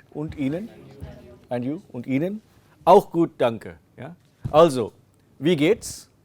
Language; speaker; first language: German; non-native, fluent; English